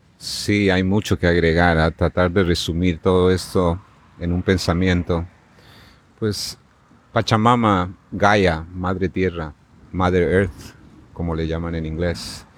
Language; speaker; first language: Spanish; native; Spanish